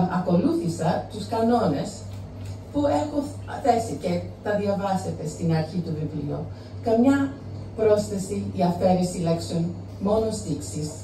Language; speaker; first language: Greek; non-native, fluent; English